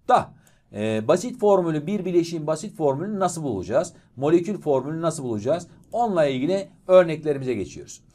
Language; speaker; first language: Turkish; native; Turkish